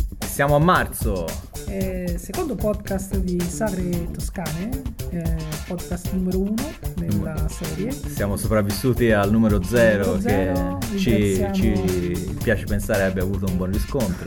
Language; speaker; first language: Italian; native; Italian